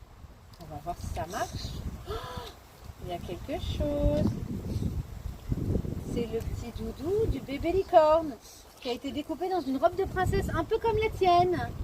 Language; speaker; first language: French; native; French